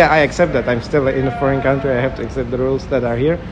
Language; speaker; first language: English; non-native, fluent; Czech